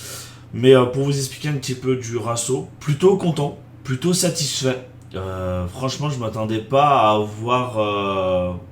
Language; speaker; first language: French; native; French